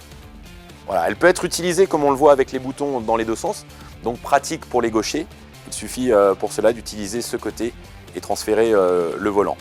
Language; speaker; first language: French; native; French